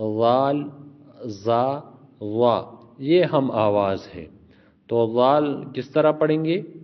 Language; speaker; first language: Urdu; native; Urdu